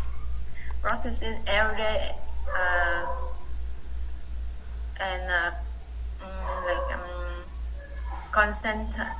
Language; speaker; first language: English; non-native, learner; Vietnamese